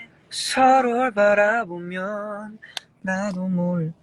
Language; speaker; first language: Korean; early bilingual, other home language; English